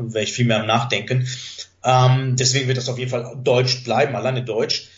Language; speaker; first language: German; early bilingual, other home language; Greek